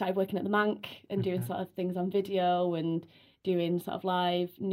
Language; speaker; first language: English; native; English